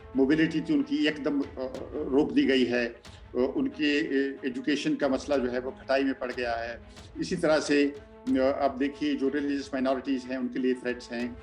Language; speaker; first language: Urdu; non-native, local second language; Pashto